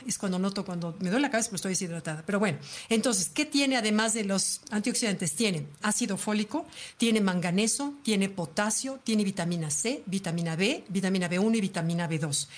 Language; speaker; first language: Spanish; native; Spanish